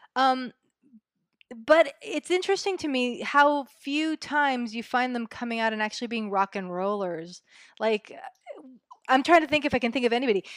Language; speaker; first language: English; early bilingual, other home language; Spanish